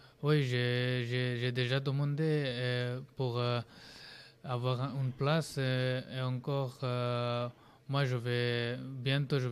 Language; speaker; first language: French; non-native, learner; Bangla